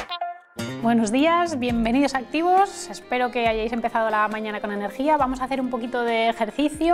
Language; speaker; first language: Spanish; native; Spanish